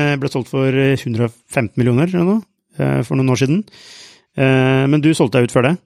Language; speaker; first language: Norwegian; native; Norwegian